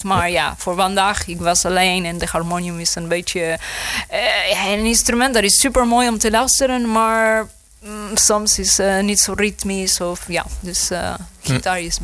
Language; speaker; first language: Dutch; non-native, learner; Spanish